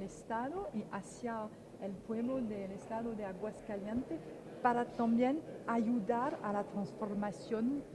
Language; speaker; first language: Spanish; non-native, fluent; French